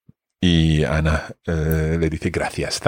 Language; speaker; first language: Spanish; non-native, fluent; English